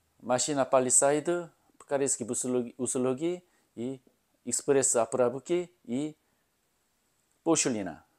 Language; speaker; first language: Russian; non-native, learner; Korean